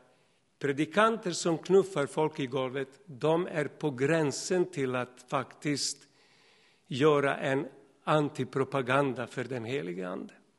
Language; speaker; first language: Swedish; non-native, fluent; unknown